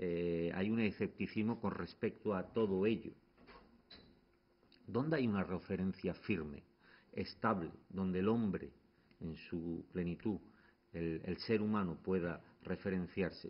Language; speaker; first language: Spanish; native; Spanish